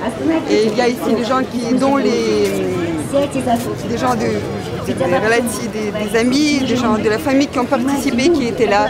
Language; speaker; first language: French; non-native, fluent; Russian